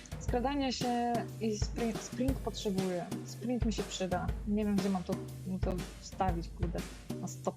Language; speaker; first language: Polish; native; Polish